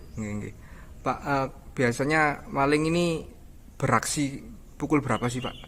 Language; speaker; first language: Indonesian; native; Indonesian